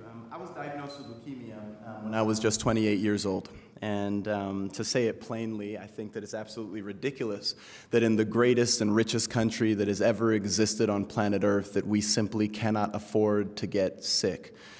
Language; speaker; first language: English; native; English